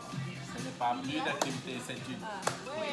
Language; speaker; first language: French; non-native, learner; Spanish